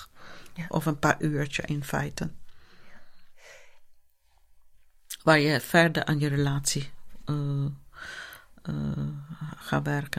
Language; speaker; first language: Dutch; non-native, fluent; Italian